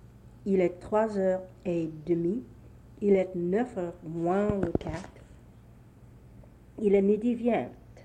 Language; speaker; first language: French; non-native, learner; English